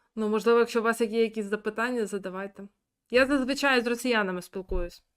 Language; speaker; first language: Ukrainian; native; Ukrainian